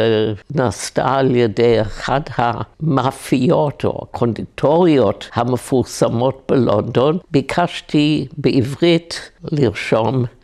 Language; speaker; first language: Hebrew; non-native, fluent; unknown